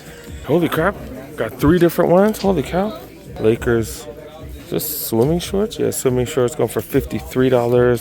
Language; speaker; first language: English; native; English